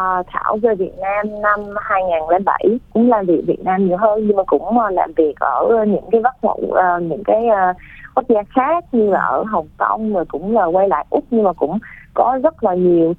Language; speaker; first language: Vietnamese; early bilingual, heritage; Vietnamese